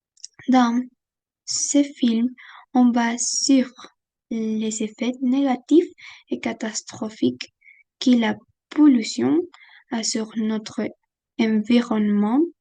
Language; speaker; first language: French; non-native, fluent; Spanish